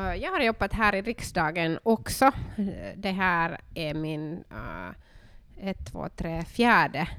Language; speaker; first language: Swedish; non-native, local second language; Finnish